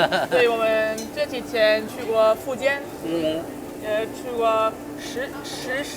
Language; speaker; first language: Chinese; non-native, fluent; German